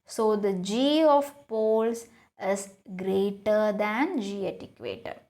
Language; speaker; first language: English; non-native, local second language; Malayalam